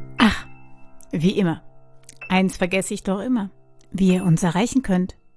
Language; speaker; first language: German; native; German